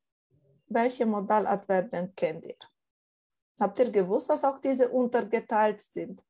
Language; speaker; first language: German; non-native, fluent; Romanian